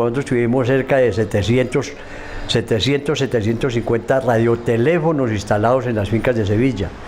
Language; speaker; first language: Spanish; native; Spanish